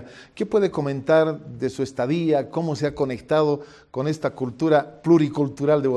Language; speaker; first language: Spanish; native; Spanish